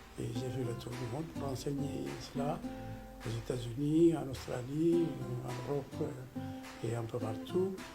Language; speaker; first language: French; non-native, fluent; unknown